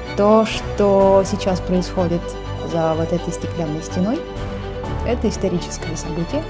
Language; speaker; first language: Russian; native; Russian